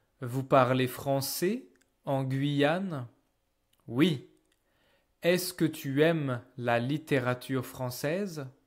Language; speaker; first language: French; non-native, fluent; English